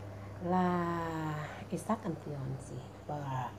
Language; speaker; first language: Spanish; non-native, learner; Thai